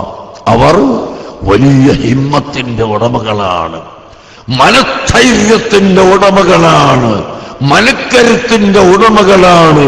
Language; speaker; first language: Malayalam; native; Malayalam